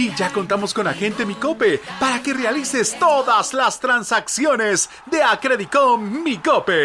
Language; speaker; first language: Spanish; native; Spanish